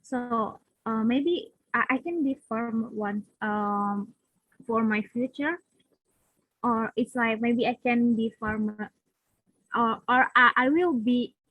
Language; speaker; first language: English; non-native, learner; Indonesian